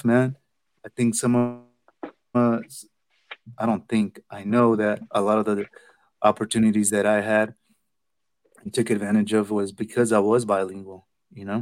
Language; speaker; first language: English; early bilingual, other home language; Spanish